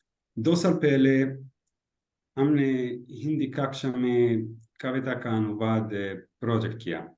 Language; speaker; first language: Hindi; non-native, learner; Hebrew